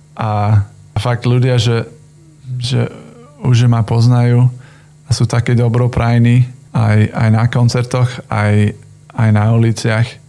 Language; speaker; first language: Slovak; non-native, fluent; English